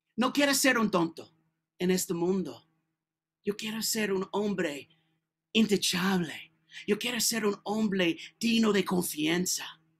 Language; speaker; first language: Spanish; non-native, learner; English